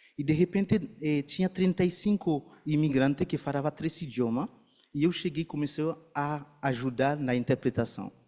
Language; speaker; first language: Portuguese; non-native, fluent; Haitian Creole